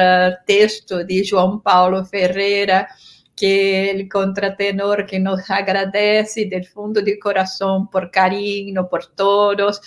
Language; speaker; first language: Portuguese; non-native, fluent; Spanish